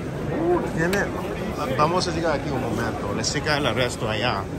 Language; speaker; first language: Spanish; early bilingual, heritage; English